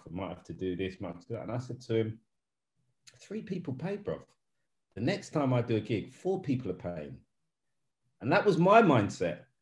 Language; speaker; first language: English; native; English